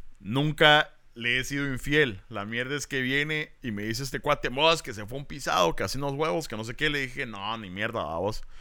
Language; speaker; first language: Spanish; native; Spanish